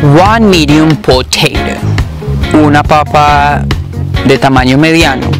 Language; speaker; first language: Spanish; native; Spanish